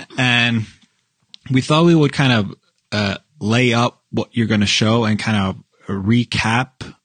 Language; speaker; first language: English; non-native, fluent; Norwegian